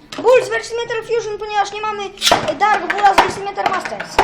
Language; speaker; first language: Polish; native; Polish